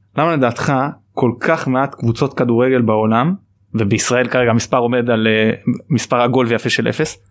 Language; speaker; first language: Hebrew; native; Hebrew